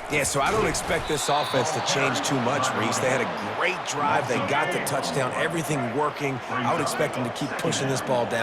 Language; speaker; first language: English; native; English